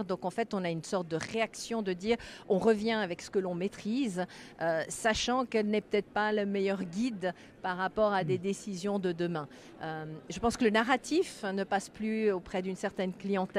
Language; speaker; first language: French; native; French